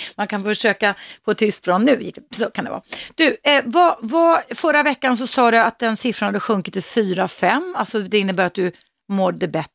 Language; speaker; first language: Swedish; native; Swedish